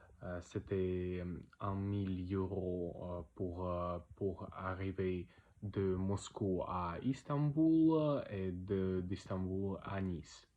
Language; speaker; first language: French; non-native, learner; Russian